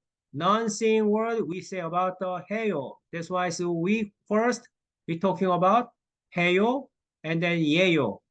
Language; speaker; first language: English; non-native, learner; Korean